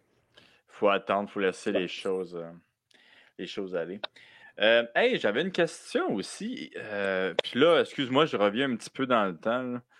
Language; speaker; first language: French; native; French